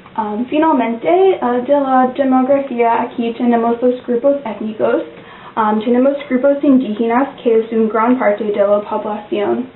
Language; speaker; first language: Spanish; non-native, learner; English